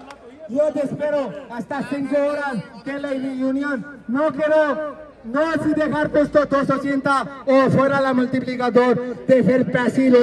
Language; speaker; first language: Spanish; non-native, learner; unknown